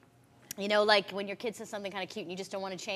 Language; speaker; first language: English; native; English